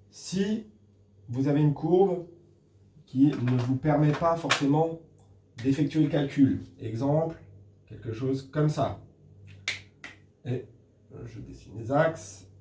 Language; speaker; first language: French; native; French